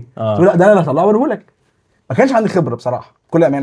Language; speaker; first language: Arabic; native; Arabic